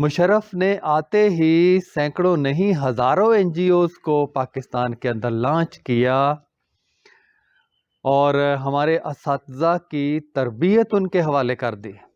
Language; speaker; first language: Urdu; non-native, local second language; Punjabi